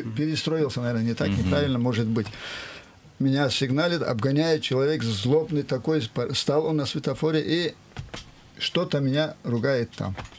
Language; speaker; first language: Russian; non-native, local second language; Avaric